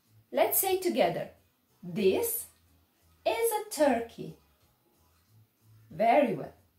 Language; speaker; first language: English; non-native, fluent; Romanian